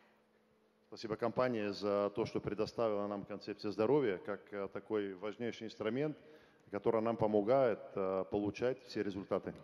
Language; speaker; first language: Russian; non-native, fluent; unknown